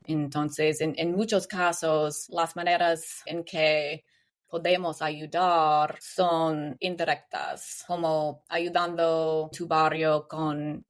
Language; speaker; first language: Spanish; non-native, learner; English